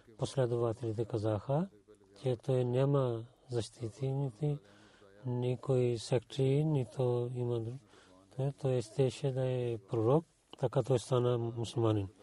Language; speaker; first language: Bulgarian; non-native, learner; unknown